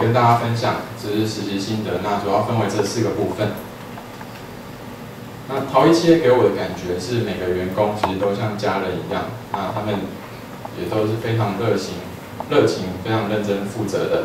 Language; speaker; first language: Chinese; native; Chinese